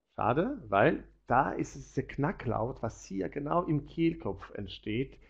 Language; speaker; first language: German; non-native, fluent; Polish